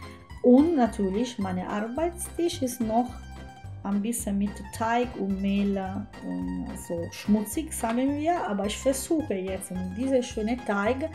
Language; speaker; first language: German; non-native, fluent; Italian